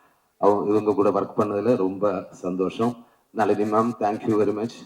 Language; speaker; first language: Tamil; non-native, learner; Malayalam